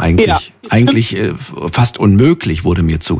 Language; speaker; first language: German; native; German